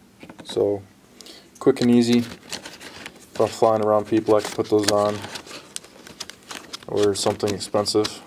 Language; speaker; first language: English; native; English